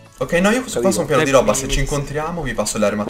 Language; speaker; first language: Italian; native; Italian